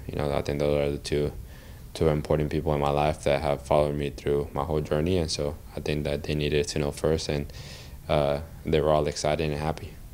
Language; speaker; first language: English; early bilingual, other home language; Spanish